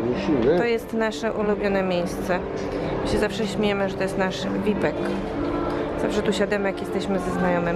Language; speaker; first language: Polish; native; Polish